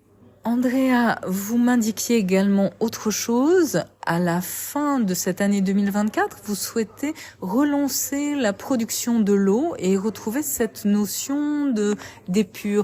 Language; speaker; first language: French; native; French